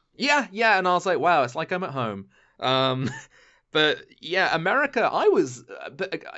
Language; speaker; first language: English; native; English